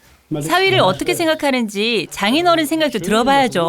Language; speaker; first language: Korean; native; Korean